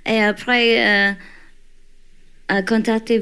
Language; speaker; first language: French; non-native, learner; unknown